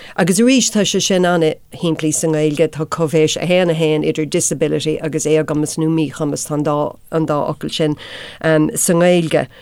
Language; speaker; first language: Irish; non-native, local second language; English